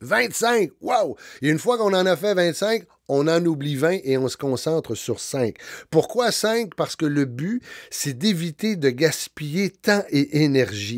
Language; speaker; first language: French; native; French